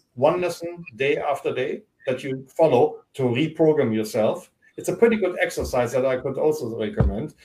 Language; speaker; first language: English; non-native, fluent; German